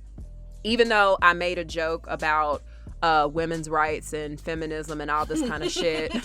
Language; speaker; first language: English; native; English